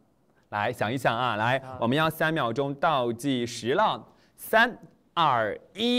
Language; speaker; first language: Chinese; native; Chinese